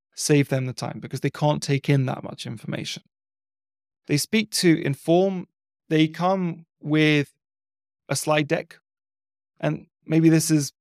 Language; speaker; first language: English; native; English